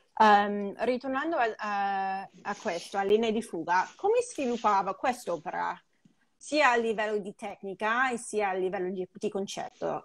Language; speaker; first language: Italian; non-native, fluent; English